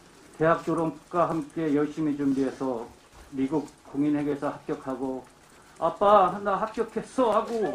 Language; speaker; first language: Korean; native; Korean